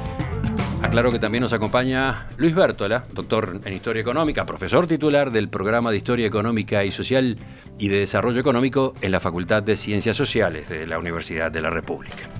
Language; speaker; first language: Spanish; native; Spanish